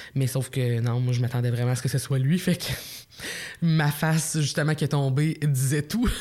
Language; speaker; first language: French; native; French